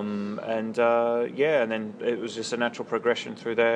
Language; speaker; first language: English; native; English